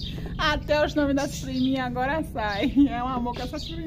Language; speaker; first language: Portuguese; native; Portuguese